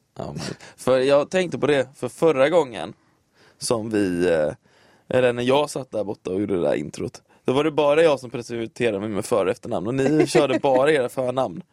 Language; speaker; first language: Swedish; native; Swedish